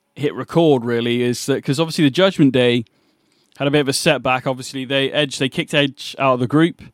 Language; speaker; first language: English; native; English